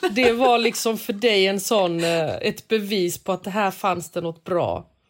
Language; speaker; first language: Swedish; native; Swedish